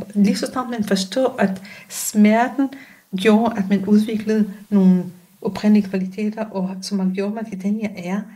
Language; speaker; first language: Danish; non-native, fluent; Hebrew